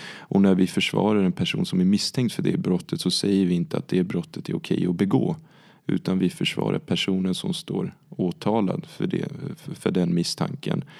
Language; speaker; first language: Swedish; early bilingual, other home language; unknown